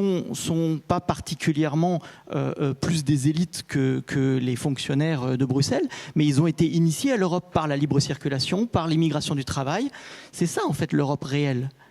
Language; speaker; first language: French; native; French